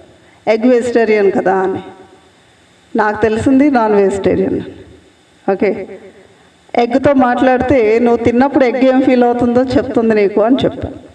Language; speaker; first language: Telugu; native; Telugu